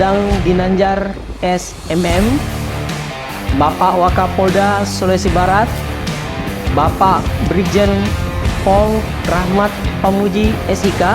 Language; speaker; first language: Indonesian; native; Indonesian